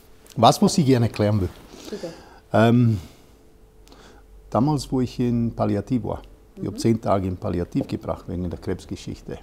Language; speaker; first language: German; non-native, fluent; English